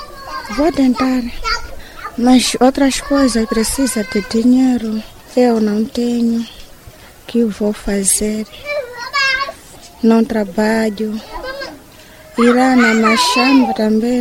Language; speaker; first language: Portuguese; non-native, local second language; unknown